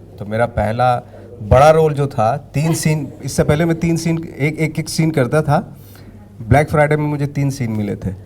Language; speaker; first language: Hindi; native; Hindi